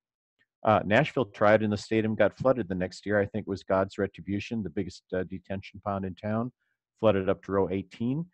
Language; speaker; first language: English; native; English